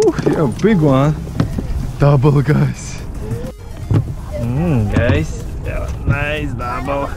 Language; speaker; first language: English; non-native, learner; Ukrainian